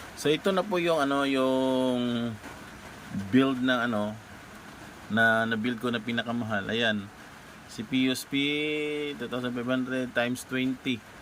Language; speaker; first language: Filipino; non-native, local second language; Cebuano